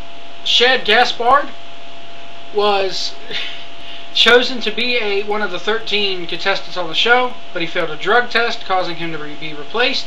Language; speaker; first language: English; native; English